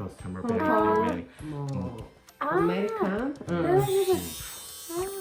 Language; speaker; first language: English; non-native, learner; Korean